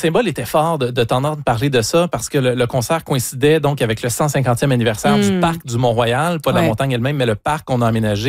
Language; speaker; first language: French; native; French